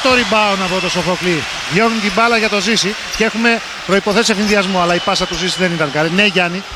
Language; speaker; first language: Greek; native; Greek